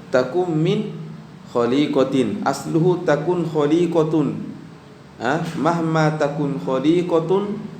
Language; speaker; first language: Arabic; non-native, fluent; Indonesian